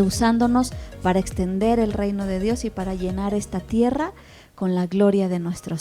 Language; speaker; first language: Spanish; native; Spanish